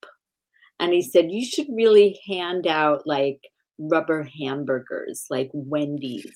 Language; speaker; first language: English; native; English